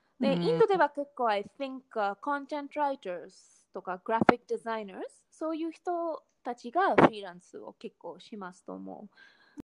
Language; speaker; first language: Japanese; non-native, fluent; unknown